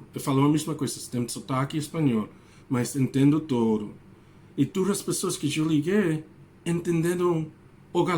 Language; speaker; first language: Portuguese; non-native, learner; English